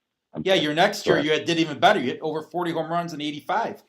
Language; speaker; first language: English; native; English